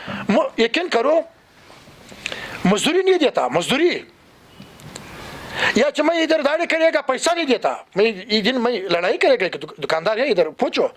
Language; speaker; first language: Hindi; non-native, learner; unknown